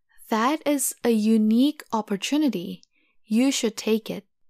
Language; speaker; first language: English; non-native, fluent; Indonesian